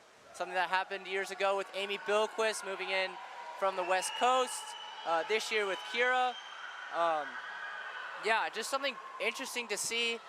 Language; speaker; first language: English; native; English